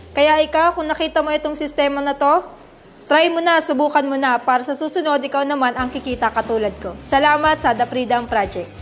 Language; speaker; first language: Filipino; native; Filipino